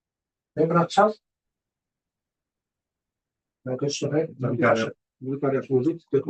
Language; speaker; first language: Welsh; native; Welsh